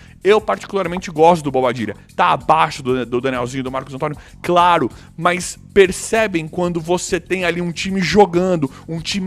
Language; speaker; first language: Portuguese; native; Portuguese